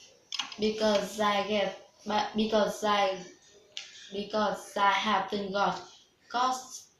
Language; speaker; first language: English; non-native, learner; Vietnamese